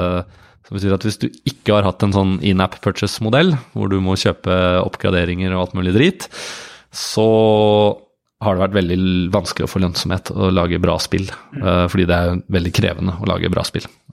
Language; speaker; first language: Norwegian; native; Norwegian